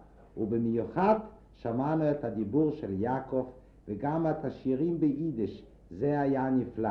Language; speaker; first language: Hebrew; non-native, fluent; Yiddish